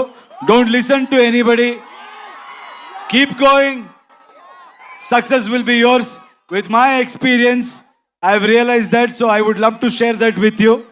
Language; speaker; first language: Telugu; non-native, local second language; Kannada